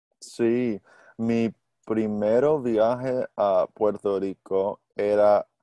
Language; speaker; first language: Spanish; non-native, learner; English